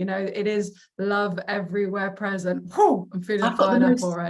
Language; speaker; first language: English; native; English